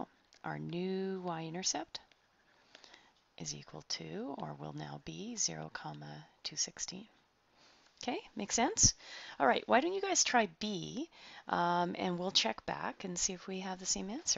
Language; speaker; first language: English; native; English